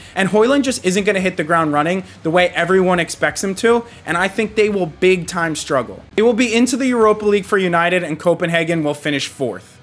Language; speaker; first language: English; native; English